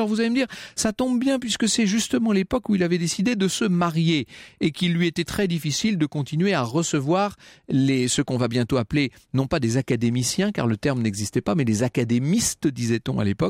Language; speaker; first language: French; native; French